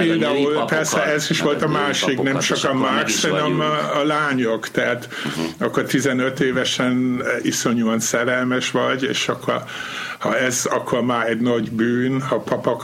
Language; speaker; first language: Hungarian; non-native, fluent; Dutch